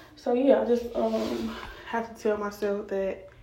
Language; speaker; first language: English; native; English